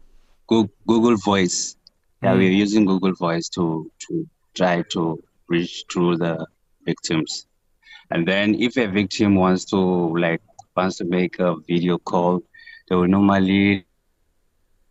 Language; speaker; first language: English; non-native, local second language; Southern Sotho